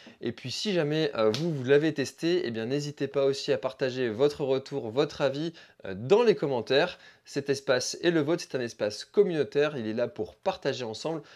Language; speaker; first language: French; native; French